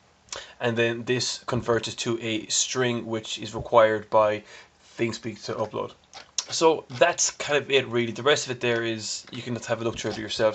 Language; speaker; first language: English; native; English